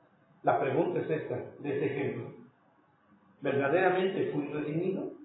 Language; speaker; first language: Spanish; native; Spanish